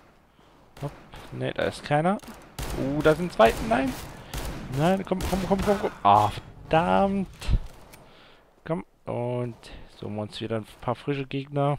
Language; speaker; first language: German; native; German